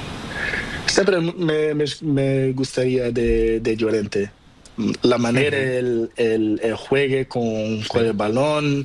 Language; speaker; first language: Spanish; non-native, learner; Portuguese